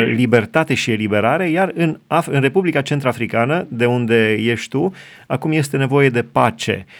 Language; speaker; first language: Romanian; native; Romanian